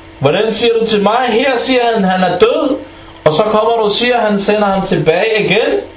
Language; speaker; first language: Danish; early bilingual, other home language; Arabic